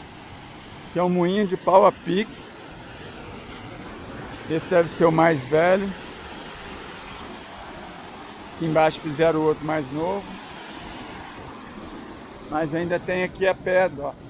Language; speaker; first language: Portuguese; native; Portuguese